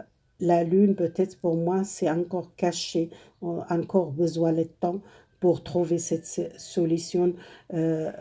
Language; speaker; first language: French; non-native, learner; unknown